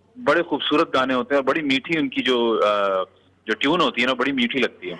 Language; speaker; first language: Urdu; native; Urdu